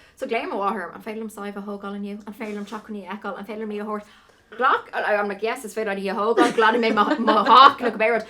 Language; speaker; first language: Irish; non-native, local second language; English